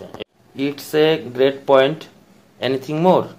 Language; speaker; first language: English; non-native, learner; Bangla